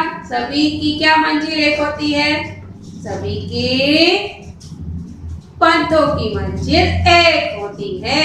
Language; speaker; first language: Hindi; non-native, local second language; Gujarati